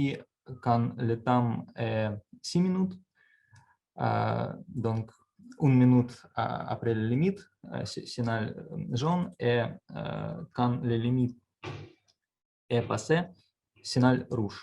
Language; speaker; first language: French; non-native, learner; Russian